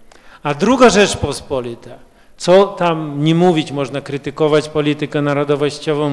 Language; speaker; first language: Polish; early bilingual, heritage; Russian